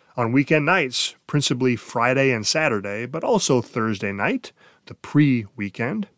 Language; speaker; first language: English; native; English